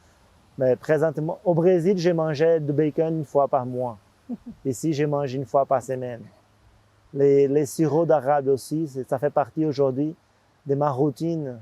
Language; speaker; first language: French; non-native, fluent; Portuguese